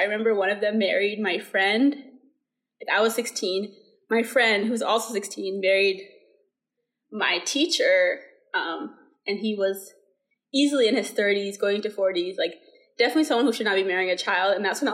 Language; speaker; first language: English; early bilingual, other home language; Somali